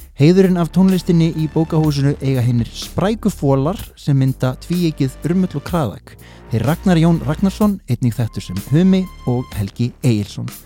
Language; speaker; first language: Icelandic; native; Icelandic